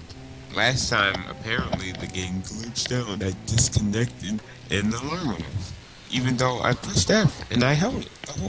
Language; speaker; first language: English; native; English